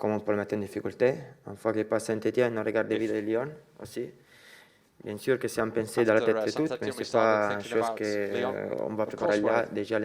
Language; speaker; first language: French; non-native, fluent; Italian